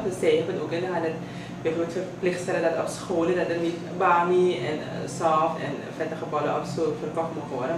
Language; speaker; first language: Dutch; native; Dutch